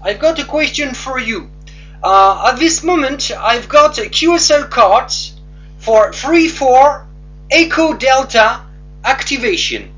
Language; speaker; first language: English; non-native, learner; French